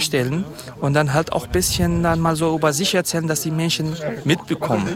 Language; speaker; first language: German; non-native, fluent; Kurdish